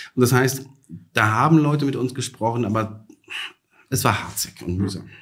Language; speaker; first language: German; native; German